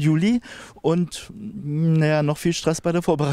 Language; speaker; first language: German; native; German